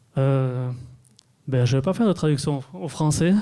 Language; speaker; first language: French; native; French